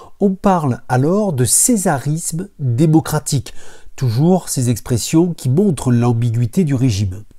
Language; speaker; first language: French; native; French